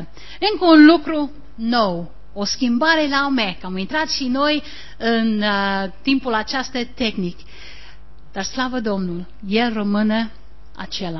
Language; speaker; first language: Romanian; non-native, learner; English